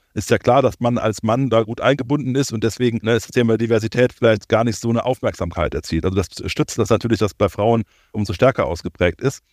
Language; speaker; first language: German; native; German